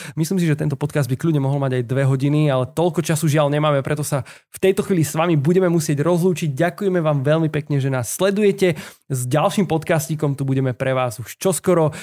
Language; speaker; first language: Slovak; native; Slovak